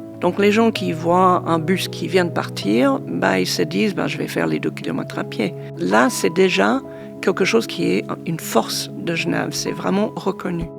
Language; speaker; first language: French; non-native, fluent; English